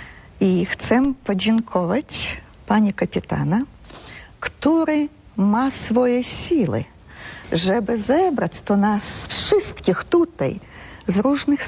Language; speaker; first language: Polish; early bilingual, heritage; Polish